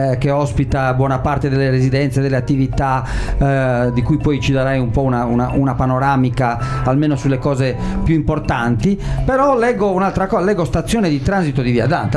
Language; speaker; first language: Italian; native; Italian